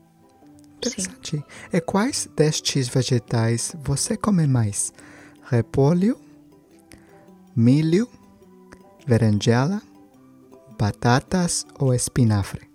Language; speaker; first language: Portuguese; non-native, learner; Spanish